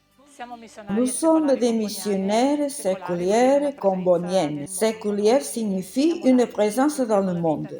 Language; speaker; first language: French; non-native, fluent; Italian